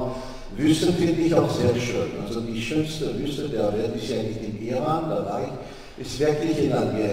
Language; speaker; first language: German; non-native, fluent; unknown